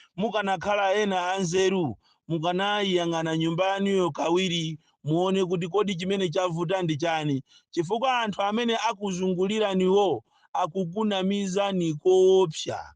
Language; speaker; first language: Nyanja; non-native, local second language; Yao